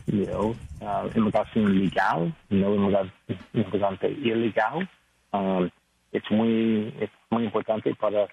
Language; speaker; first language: Spanish; non-native, learner; English